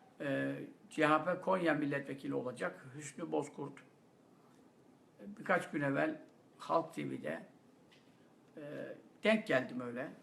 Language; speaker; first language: Turkish; native; Turkish